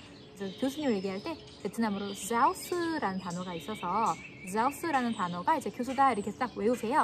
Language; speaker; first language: Korean; native; Korean